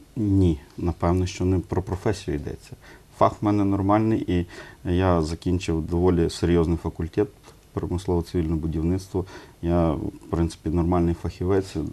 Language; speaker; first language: Ukrainian; non-native, local second language; Russian